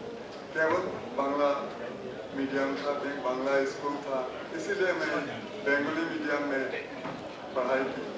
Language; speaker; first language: Hindi; non-native, local second language; Odia